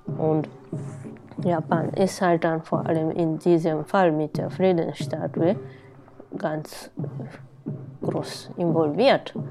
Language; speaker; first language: German; non-native, fluent; Japanese